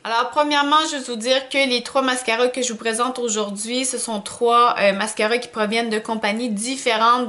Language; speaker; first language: French; native; French